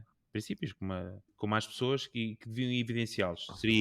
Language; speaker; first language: Portuguese; native; Portuguese